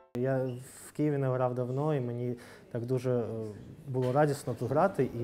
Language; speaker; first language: Ukrainian; non-native, local second language; Russian